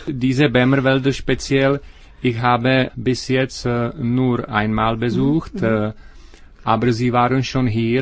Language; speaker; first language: German; non-native, learner; Czech